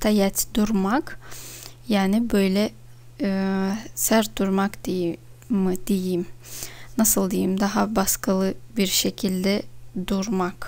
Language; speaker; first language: Turkish; non-native, fluent; Russian